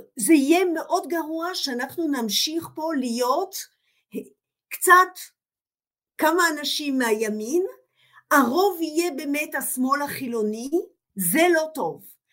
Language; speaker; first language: Hebrew; non-native, fluent; French